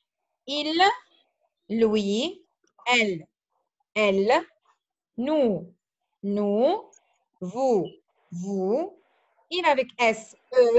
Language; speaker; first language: French; non-native, fluent; Arabic